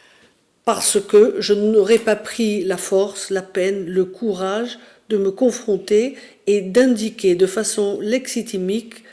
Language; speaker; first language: French; native; French